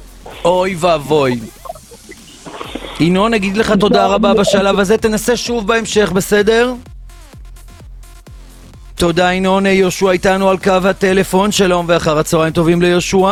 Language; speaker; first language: Hebrew; native; Hebrew